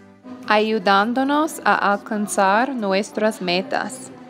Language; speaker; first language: Spanish; non-native, fluent; English